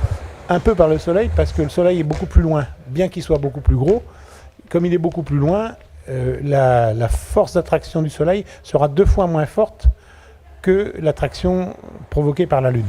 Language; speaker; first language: French; native; French